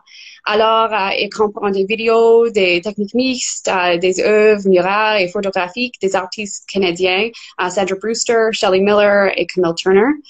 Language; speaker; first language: French; non-native, fluent; English